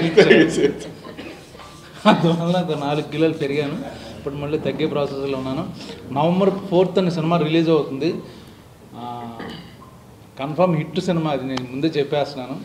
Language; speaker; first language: Telugu; native; Telugu